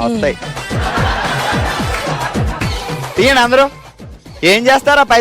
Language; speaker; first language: Telugu; native; Telugu